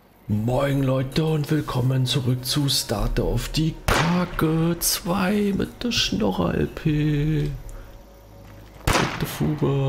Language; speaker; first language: German; native; German